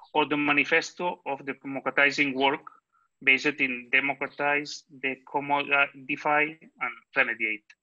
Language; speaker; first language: English; non-native, fluent; Catalan